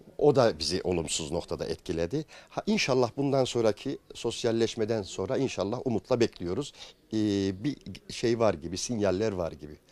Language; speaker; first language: Turkish; native; Turkish